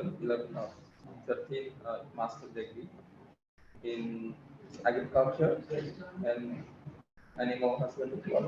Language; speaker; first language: English; non-native, learner; Indonesian